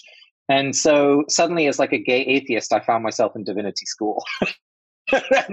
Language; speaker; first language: English; native; English